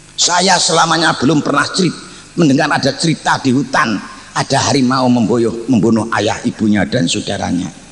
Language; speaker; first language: Indonesian; non-native, local second language; Javanese